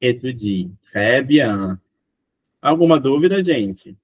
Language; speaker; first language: French; non-native, fluent; Portuguese